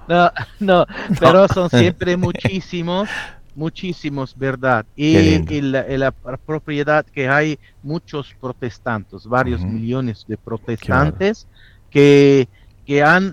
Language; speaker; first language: Spanish; non-native, fluent; Italian